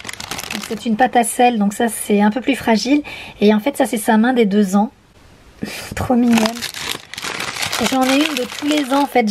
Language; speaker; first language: French; native; French